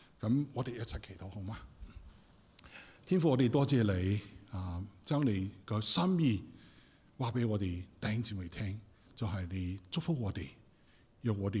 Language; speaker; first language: Cantonese; non-native, fluent; Chinese